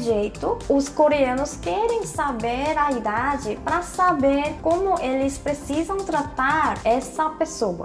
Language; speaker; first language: Portuguese; non-native, fluent; Korean